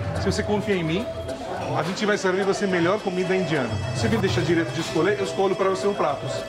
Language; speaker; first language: Portuguese; non-native, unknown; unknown